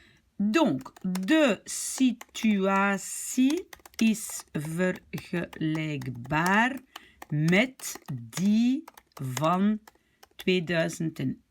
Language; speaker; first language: Dutch; non-native, local second language; French